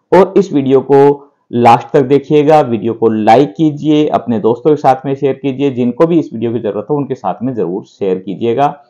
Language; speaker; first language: Hindi; native; Hindi